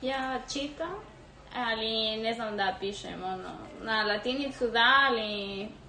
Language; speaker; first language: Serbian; early bilingual, heritage; Spanish